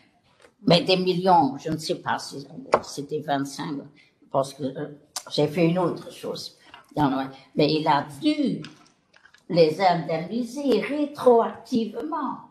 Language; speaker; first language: French; non-native, local second language; Luxembourgish